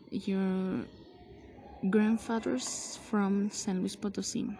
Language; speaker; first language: English; non-native, fluent; Spanish